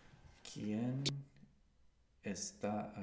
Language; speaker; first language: Spanish; non-native, learner; English